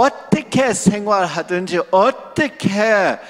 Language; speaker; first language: Korean; non-native, local second language; English